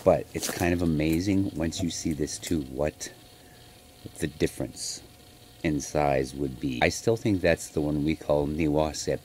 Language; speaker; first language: English; native; English